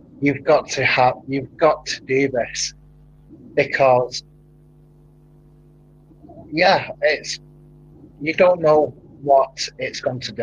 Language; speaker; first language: English; native; English